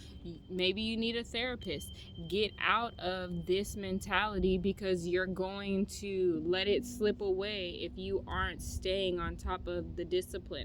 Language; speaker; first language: English; native; English